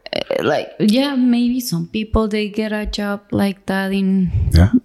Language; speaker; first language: English; non-native, fluent; Spanish